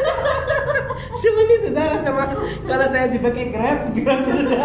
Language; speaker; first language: Indonesian; non-native, learner; Arabic